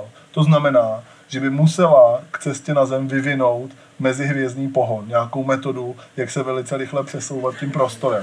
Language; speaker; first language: Czech; native; Czech